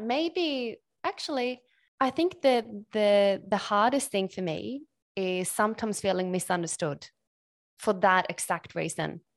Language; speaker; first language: English; non-native, fluent; Swedish